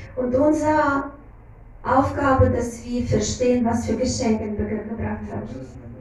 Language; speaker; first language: German; non-native, fluent; Russian